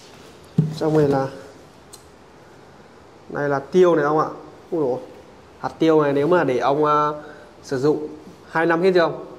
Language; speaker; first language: Vietnamese; native; Vietnamese